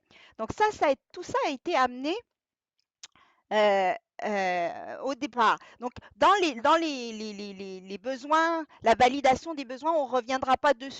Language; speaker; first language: French; native; French